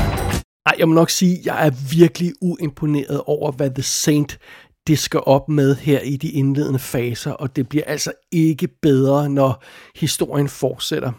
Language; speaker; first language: Danish; native; Danish